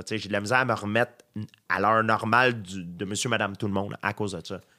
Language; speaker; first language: French; native; French